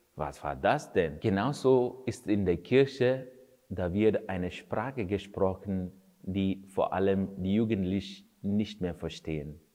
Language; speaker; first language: German; non-native, fluent; Kannada